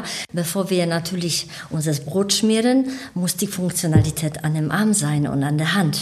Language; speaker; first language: German; native; German